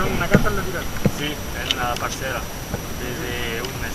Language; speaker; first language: Spanish; non-native, learner; French